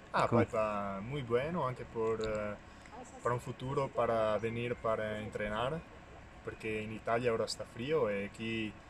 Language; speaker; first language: Spanish; non-native, learner; Italian